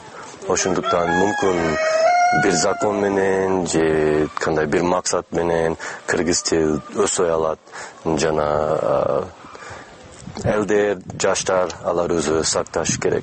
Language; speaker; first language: Kyrgyz; non-native, learner; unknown